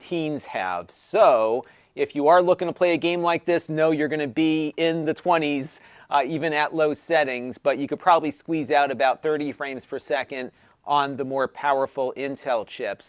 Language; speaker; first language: English; native; English